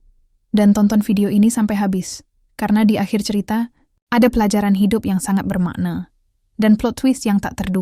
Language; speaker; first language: Indonesian; native; Indonesian